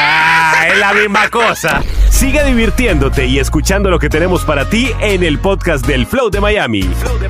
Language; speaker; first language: Spanish; native; Spanish